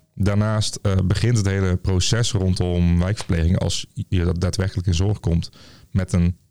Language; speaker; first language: Dutch; native; Dutch